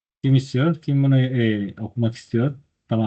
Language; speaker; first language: Turkish; non-native, fluent; Spanish